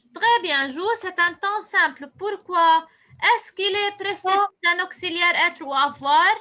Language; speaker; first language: French; non-native, local second language; Arabic